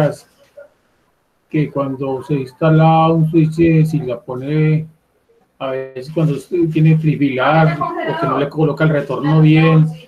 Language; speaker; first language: Spanish; native; Spanish